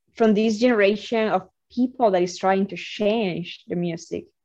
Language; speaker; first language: English; non-native, fluent; Spanish